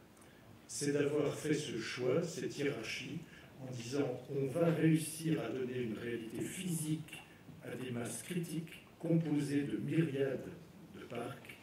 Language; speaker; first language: French; native; French